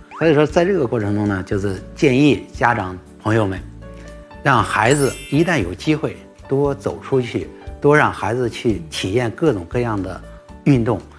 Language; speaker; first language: Chinese; native; Chinese